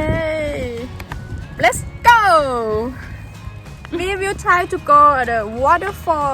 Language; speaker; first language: English; non-native, learner; Thai